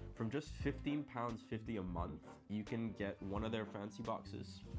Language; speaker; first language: English; non-native, local second language; Filipino